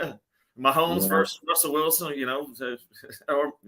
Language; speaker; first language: English; native; English